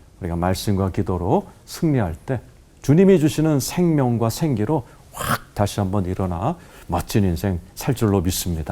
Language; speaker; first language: Korean; native; Korean